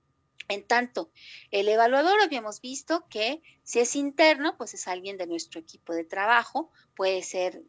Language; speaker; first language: Spanish; native; Spanish